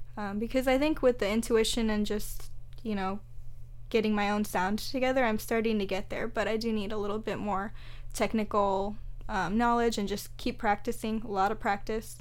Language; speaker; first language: English; native; English